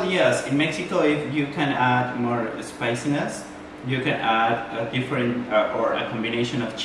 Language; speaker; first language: English; non-native, fluent; Spanish